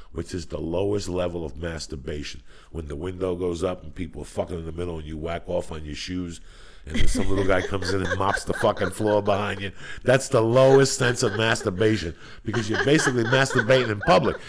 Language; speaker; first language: English; native; English